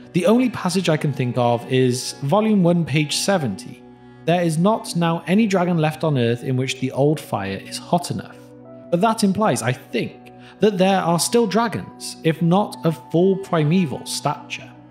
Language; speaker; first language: English; native; English